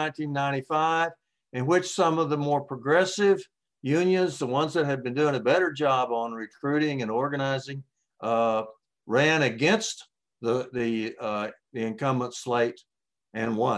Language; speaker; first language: English; native; English